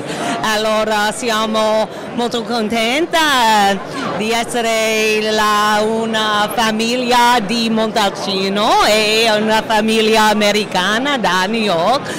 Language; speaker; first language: Italian; non-native, learner; English